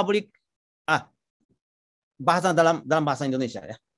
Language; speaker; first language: Indonesian; non-native, fluent; Japanese